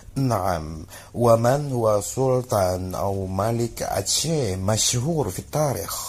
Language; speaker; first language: Arabic; non-native, learner; Indonesian